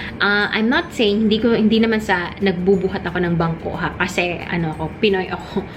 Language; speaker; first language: Filipino; non-native, local second language; Cebuano